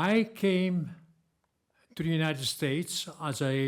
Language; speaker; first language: English; non-native, fluent; Dutch